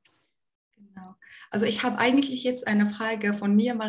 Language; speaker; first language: German; non-native, fluent; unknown